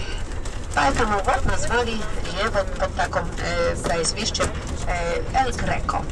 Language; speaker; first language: Russian; non-native, learner; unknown